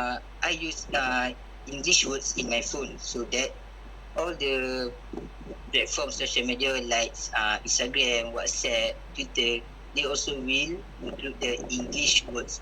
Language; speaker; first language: English; non-native, local second language; Malay